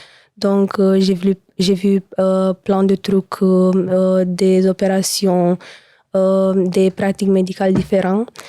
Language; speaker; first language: French; non-native, learner; Romanian